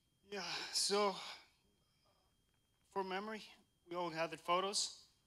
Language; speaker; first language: English; early bilingual, other home language; Russian